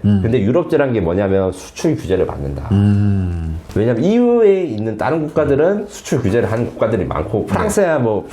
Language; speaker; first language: Korean; native; Korean